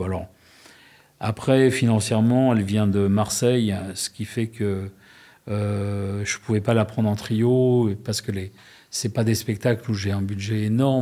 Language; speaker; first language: French; native; French